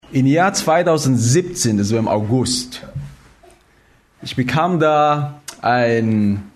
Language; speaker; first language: German; non-native, fluent; Filipino